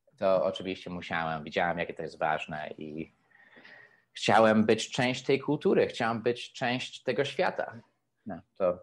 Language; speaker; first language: Polish; early bilingual, heritage; Polish